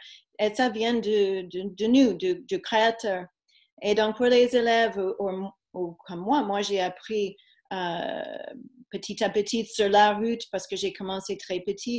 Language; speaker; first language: French; non-native, fluent; English